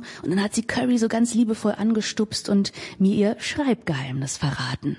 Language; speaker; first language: German; native; German